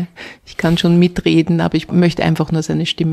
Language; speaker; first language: German; native; German